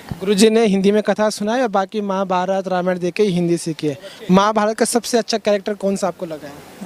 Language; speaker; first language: Hindi; native; Hindi